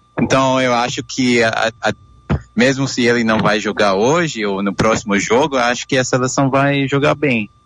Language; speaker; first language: Portuguese; non-native, fluent; English